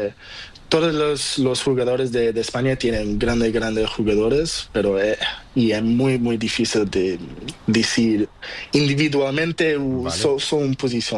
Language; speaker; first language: Spanish; non-native, learner; Portuguese